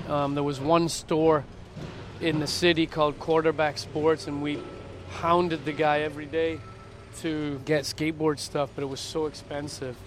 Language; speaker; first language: English; native; English